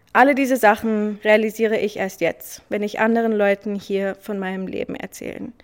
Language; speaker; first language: German; early bilingual, other home language; Swiss German